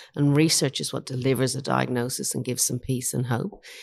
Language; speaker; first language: English; native; English